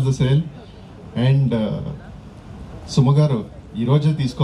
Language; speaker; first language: Telugu; native; Telugu